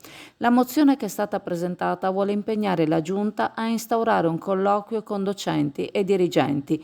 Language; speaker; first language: Italian; native; Italian